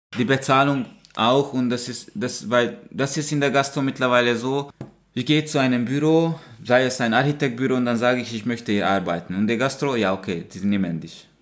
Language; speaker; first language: German; non-native, fluent; Hungarian